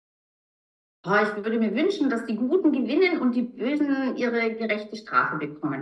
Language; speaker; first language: German; native; German